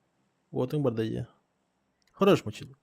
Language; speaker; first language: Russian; non-native, local second language; Yakut